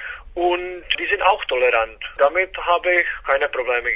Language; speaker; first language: German; non-native, fluent; Czech